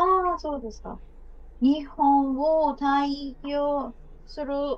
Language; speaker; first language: Japanese; non-native, learner; Burmese